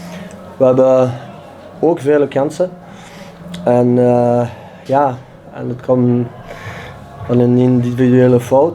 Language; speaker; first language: Dutch; non-native, learner; French